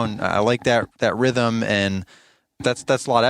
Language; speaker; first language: English; native; English